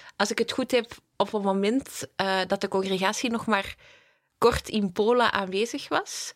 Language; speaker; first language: Dutch; native; Dutch